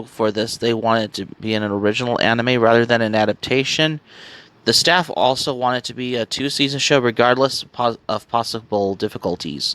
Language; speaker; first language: English; native; English